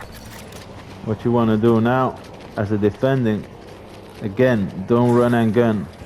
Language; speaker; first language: English; non-native, fluent; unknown